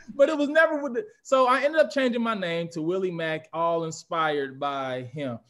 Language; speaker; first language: English; native; English